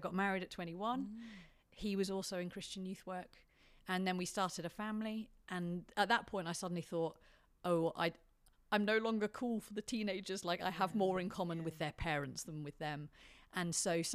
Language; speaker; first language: English; native; English